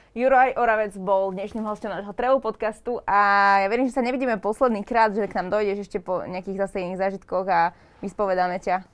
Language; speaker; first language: Slovak; native; Slovak